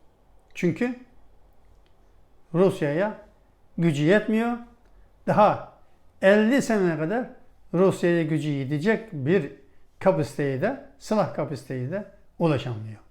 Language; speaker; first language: Turkish; non-native, fluent; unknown